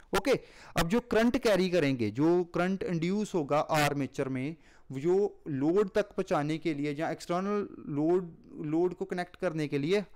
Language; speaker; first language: Hindi; non-native, local second language; Punjabi